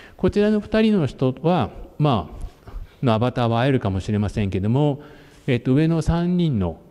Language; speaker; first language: Japanese; native; Japanese